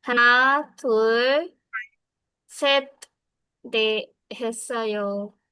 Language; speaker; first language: Korean; non-native, learner; Marathi